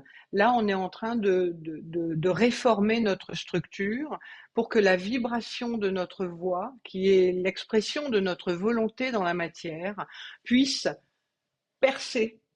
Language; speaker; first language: French; native; French